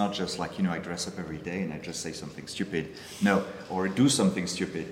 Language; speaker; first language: English; non-native, fluent; French